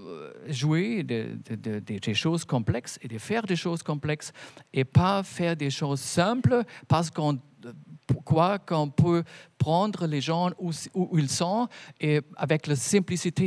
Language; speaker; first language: French; non-native, fluent; German